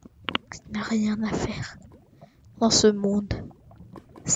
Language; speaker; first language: French; native; French